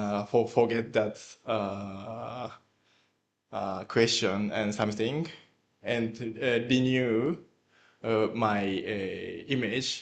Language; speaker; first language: English; non-native, learner; Japanese